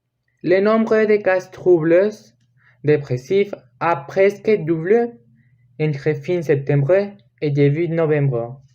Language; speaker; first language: French; non-native, learner; Spanish